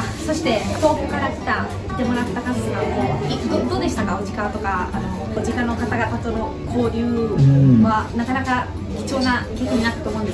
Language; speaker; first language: Japanese; non-native, fluent; Italian